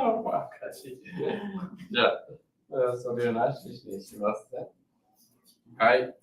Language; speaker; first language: Japanese; non-native, learner; English